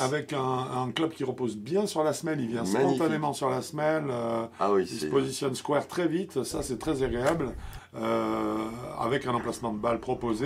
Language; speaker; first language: French; native; French